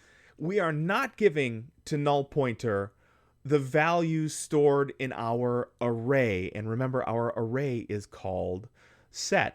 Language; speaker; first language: English; native; English